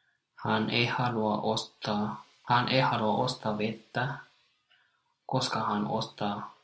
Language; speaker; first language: Finnish; non-native, learner; English